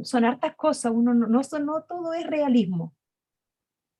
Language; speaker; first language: Spanish; native; Spanish